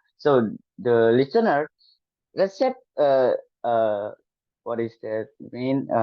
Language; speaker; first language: English; non-native, learner; Indonesian